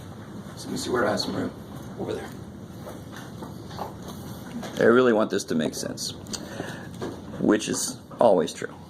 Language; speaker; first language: English; native; English